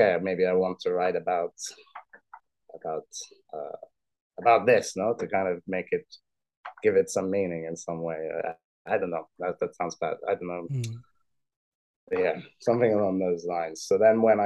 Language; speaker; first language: English; native; English